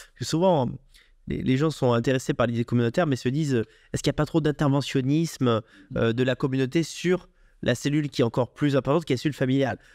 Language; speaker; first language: French; native; French